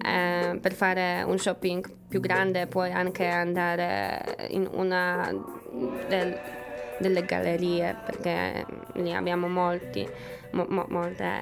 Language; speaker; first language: Italian; non-native, fluent; Polish